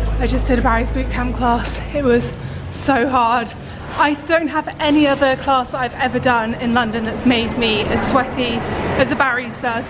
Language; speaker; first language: English; native; English